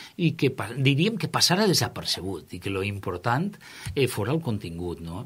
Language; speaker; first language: Catalan; native; Catalan